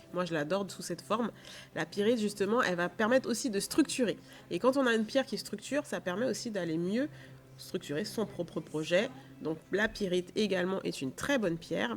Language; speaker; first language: French; native; French